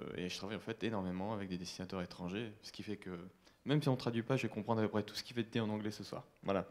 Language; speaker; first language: French; native; French